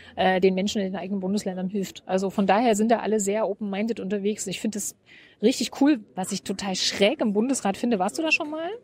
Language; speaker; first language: German; native; German